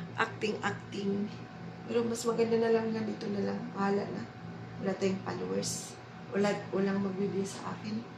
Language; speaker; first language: Filipino; non-native, local second language; Hiligaynon